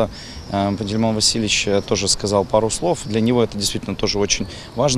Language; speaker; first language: Russian; native; Russian